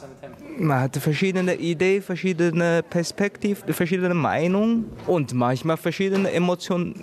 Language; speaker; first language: German; non-native, learner; Chinese